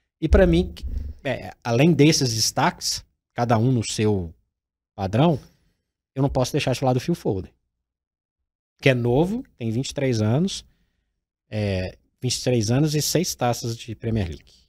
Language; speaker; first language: Portuguese; native; Portuguese